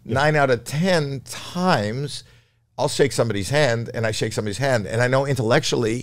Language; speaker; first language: English; native; English